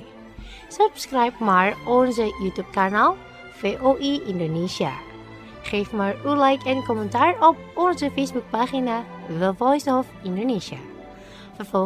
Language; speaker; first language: Dutch; non-native, learner; Indonesian